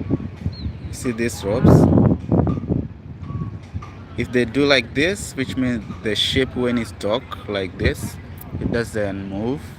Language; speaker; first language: English; non-native, local second language; Shona